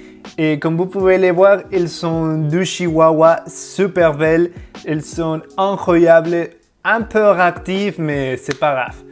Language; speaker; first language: French; non-native, fluent; Spanish